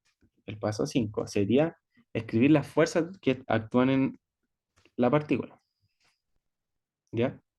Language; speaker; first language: Spanish; native; Spanish